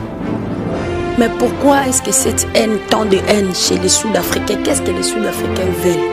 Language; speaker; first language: French; non-native, local second language; Lingala